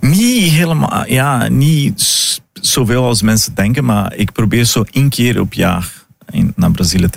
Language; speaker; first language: Dutch; non-native, fluent; Portuguese